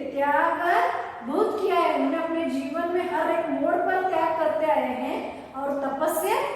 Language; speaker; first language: Hindi; non-native, local second language; Kannada